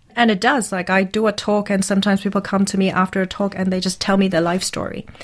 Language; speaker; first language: English; non-native, local second language; Cantonese